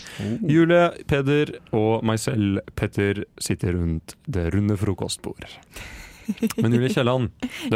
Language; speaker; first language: Norwegian; native; Norwegian